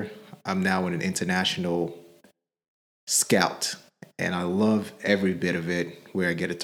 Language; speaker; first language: English; non-native, local second language; Yoruba